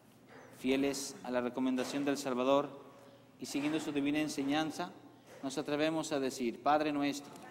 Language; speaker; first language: Spanish; native; Spanish